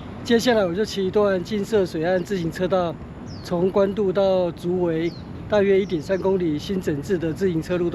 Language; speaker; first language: Chinese; native; Chinese